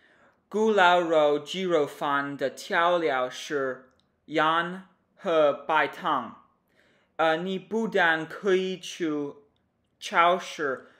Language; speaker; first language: Chinese; non-native, learner; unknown